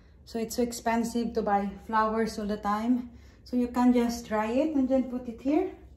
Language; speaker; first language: English; non-native, local second language; Cebuano